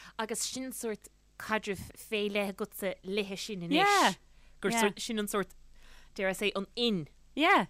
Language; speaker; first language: Irish; native; Irish